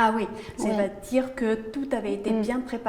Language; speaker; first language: French; native; French